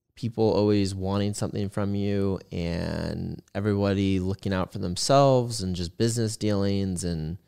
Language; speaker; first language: English; native; English